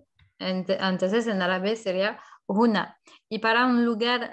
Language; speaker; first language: Spanish; non-native, fluent; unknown